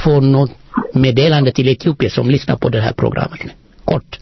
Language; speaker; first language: Swedish; non-native, fluent; Amharic